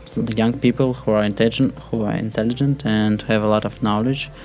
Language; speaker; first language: English; non-native, fluent; Russian